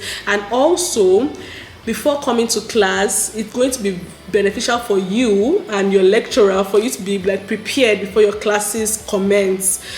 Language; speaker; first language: English; non-native, local second language; Yoruba